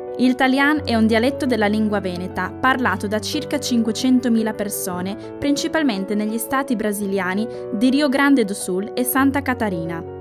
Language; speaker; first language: Italian; native; Italian